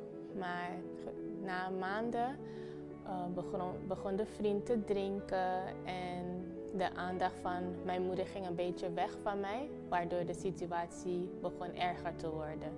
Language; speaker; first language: Dutch; non-native, fluent; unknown